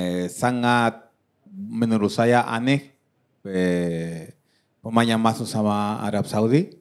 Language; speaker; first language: Indonesian; non-native, fluent; Spanish